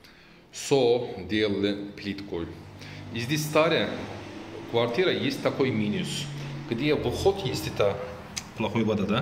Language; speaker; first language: Russian; non-native, local second language; Turkish